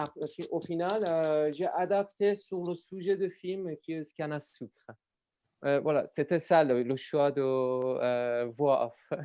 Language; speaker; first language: French; non-native, learner; Persian